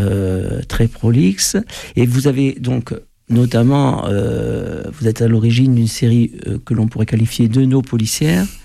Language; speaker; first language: French; native; French